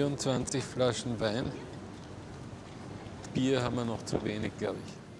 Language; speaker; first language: German; native; German